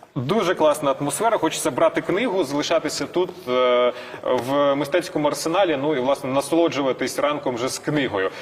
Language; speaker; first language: Ukrainian; native; Ukrainian